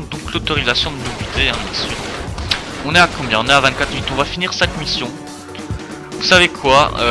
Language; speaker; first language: French; native; French